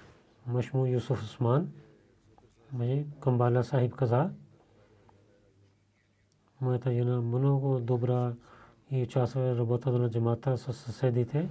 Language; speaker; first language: Bulgarian; non-native, learner; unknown